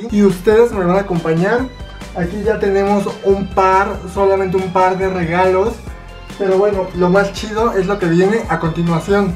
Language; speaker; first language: Spanish; native; Spanish